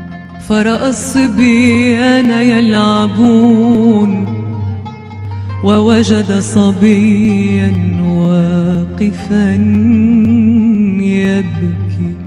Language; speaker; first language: Arabic; non-native, fluent; Indonesian